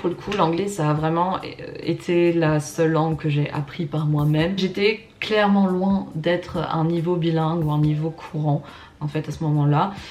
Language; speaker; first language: French; early bilingual, other home language; Russian